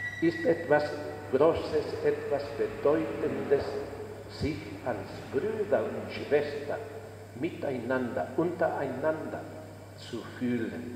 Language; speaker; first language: German; non-native, fluent; Spanish